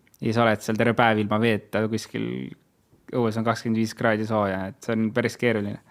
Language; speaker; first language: Estonian; native; Estonian